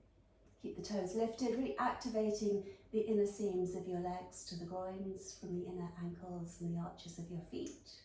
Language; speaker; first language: English; native; English